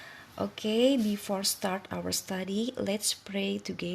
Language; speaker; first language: English; non-native, learner; Indonesian